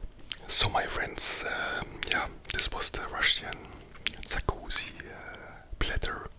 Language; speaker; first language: English; non-native, fluent; German